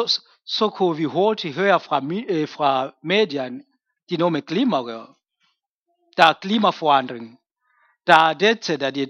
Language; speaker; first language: Danish; non-native, fluent; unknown